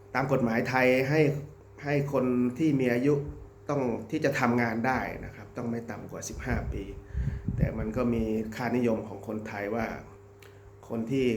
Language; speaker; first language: Thai; native; Thai